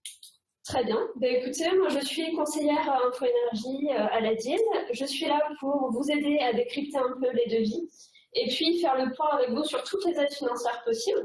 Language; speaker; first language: French; native; French